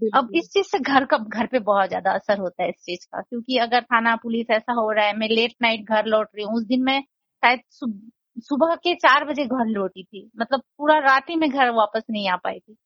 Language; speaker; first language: Hindi; non-native, local second language; Nepali